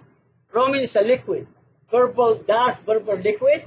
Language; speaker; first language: English; non-native, fluent; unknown